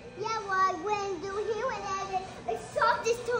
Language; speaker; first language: English; native; English